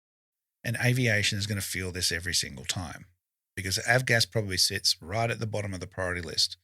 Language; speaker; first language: English; native; English